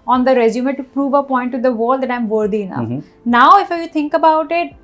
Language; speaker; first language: English; non-native, local second language; Hindi